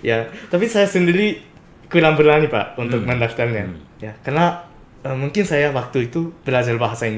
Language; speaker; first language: Indonesian; non-native, fluent; Japanese